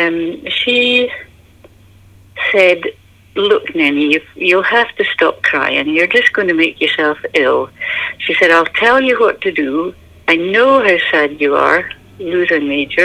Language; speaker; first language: English; native; English